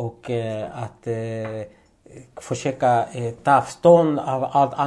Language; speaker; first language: Swedish; non-native, fluent; Spanish